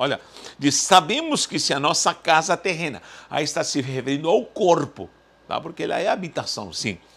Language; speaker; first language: Portuguese; early bilingual, other home language; Spanish